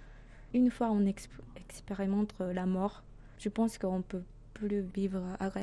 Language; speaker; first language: French; non-native, fluent; Japanese